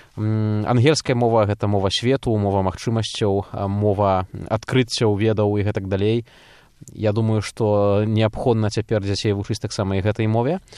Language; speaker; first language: Belarusian; native; Belarusian